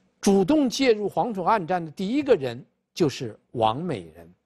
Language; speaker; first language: Chinese; native; Chinese